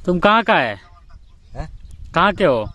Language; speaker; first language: Hindi; native; Hindi